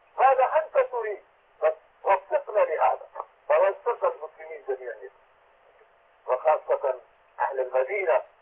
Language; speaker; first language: Arabic; non-native, fluent; Urdu